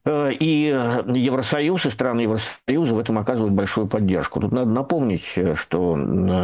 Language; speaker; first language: Russian; native; Russian